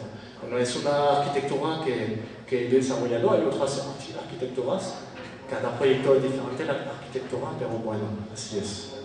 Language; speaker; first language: Spanish; non-native, fluent; French